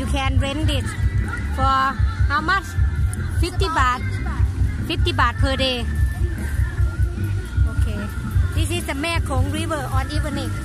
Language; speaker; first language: English; non-native, learner; Thai